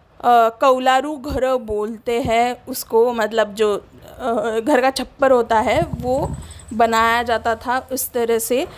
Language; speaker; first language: Hindi; non-native, local second language; Marathi